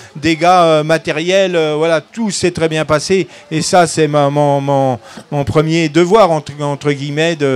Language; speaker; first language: French; native; French